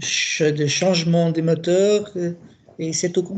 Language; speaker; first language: French; non-native, learner; Portuguese